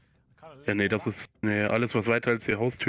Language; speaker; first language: German; native; German